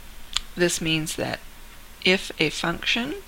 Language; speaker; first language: English; native; English